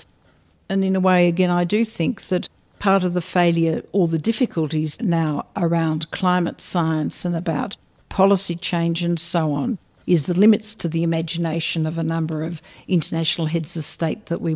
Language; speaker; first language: English; native; English